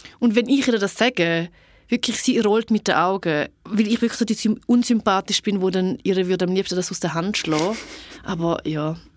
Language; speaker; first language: German; early bilingual, other home language; Albanian